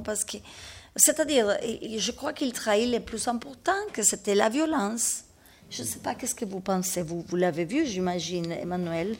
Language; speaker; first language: French; non-native, learner; Spanish